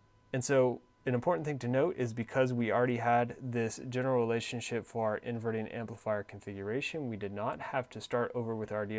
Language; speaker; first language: English; native; English